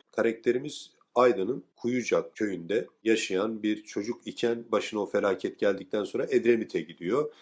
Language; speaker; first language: Turkish; native; Turkish